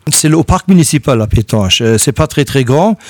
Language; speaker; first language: French; non-native, local second language; Luxembourgish